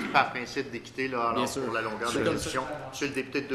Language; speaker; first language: French; native; French